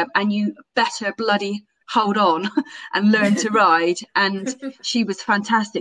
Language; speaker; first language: English; native; English